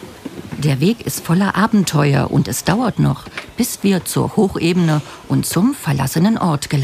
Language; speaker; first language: German; native; German